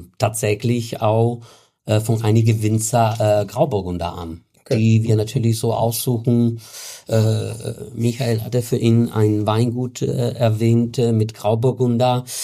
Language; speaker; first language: German; non-native, fluent; Italian